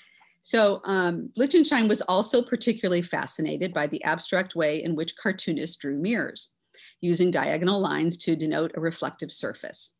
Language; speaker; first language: English; native; English